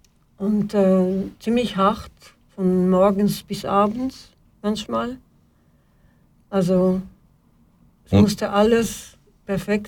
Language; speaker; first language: German; non-native, fluent; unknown